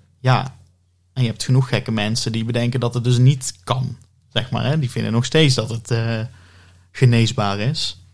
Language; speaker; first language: Dutch; native; Dutch